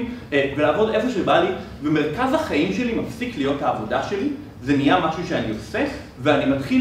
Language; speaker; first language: Hebrew; native; Hebrew